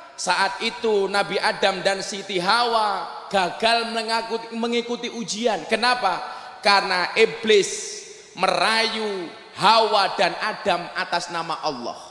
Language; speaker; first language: Indonesian; non-native, local second language; Javanese